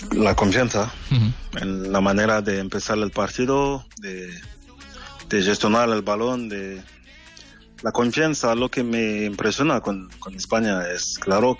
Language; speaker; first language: Spanish; non-native, fluent; French